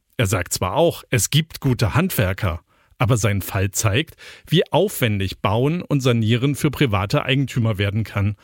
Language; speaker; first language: German; native; German